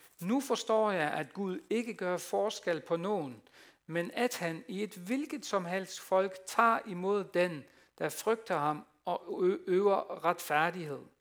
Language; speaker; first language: Danish; non-native, fluent; Dutch